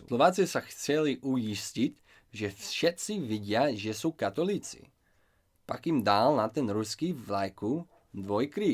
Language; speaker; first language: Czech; non-native, learner; English